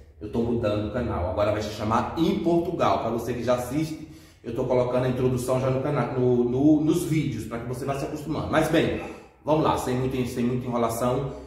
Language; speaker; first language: Portuguese; native; Portuguese